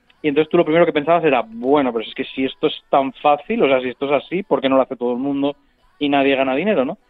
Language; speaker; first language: Spanish; native; Spanish